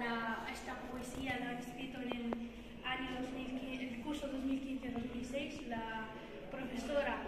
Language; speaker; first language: Spanish; non-native, learner; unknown